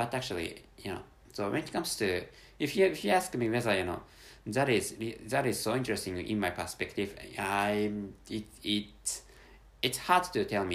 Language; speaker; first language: English; non-native, fluent; Japanese